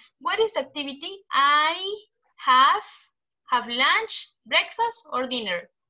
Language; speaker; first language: English; non-native, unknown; Spanish